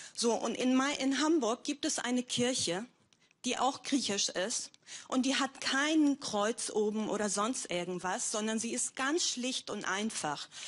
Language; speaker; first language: German; non-native, fluent; Greek